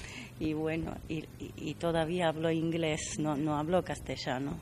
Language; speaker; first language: Spanish; non-native, fluent; Georgian